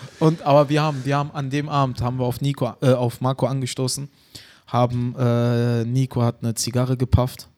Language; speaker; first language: German; early bilingual, other home language; Turkish